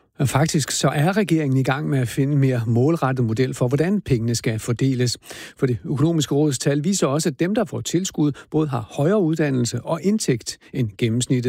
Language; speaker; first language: Danish; native; Danish